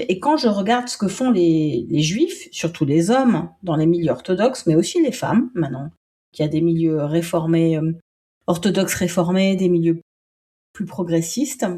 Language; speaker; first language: French; native; French